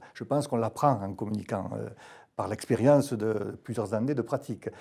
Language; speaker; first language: French; native; French